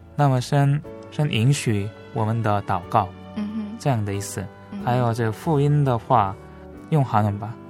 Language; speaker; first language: Chinese; non-native, learner; Korean